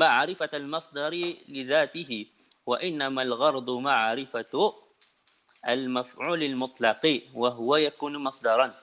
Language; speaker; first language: Arabic; non-native, fluent; Malay